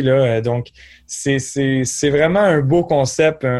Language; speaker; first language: French; native; French